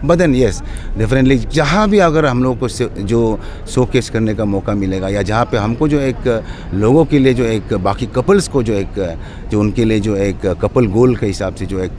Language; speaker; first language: Hindi; non-native, local second language; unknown